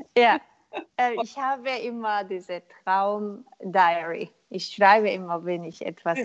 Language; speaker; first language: German; non-native, learner; Korean